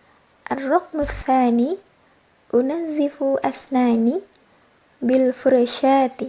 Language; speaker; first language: Arabic; non-native, learner; Indonesian